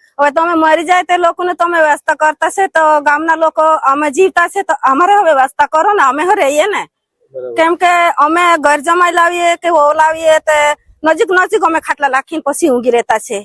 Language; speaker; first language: Gujarati; non-native, local second language; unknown